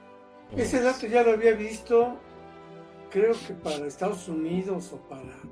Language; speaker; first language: Spanish; native; Spanish